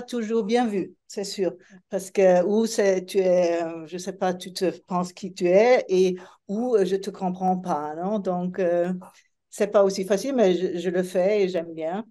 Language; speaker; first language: French; non-native, fluent; Italian